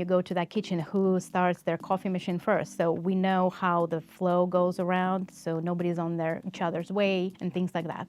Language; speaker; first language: English; non-native, fluent; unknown